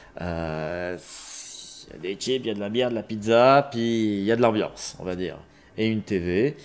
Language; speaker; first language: French; non-native, local second language; Arabic